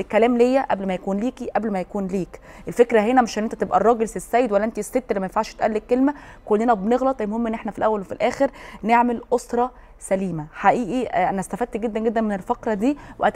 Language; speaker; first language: Arabic; native; Arabic